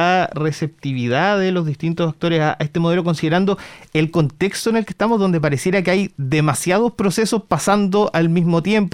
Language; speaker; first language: Spanish; native; Spanish